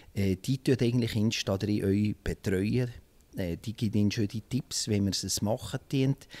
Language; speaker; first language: German; native; German